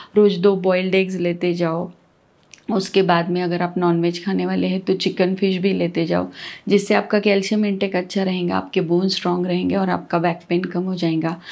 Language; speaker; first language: Hindi; non-native, local second language; Marathi